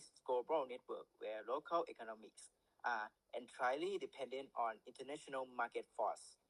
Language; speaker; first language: English; non-native, learner; Thai